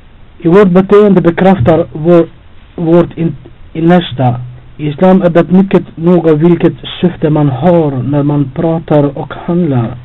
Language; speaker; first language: Swedish; non-native, fluent; Albanian